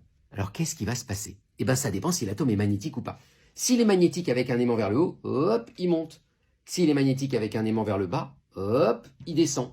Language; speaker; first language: French; native; French